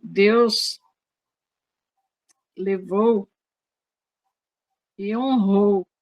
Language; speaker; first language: Portuguese; native; Portuguese